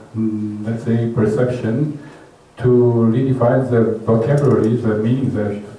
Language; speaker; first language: English; non-native, learner; Romanian